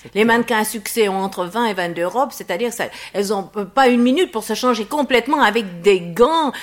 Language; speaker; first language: French; non-native, fluent; English